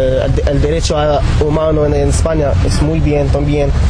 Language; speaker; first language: Spanish; non-native, learner; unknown